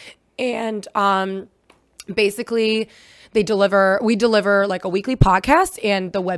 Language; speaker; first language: English; early bilingual, other home language; Russian